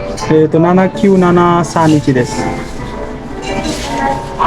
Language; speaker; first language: Japanese; non-native, learner; Nepali